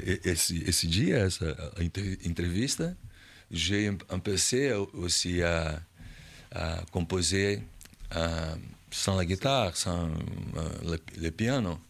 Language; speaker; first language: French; non-native, learner; Portuguese